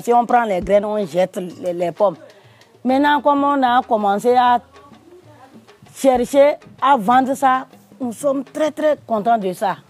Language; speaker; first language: French; non-native, local second language; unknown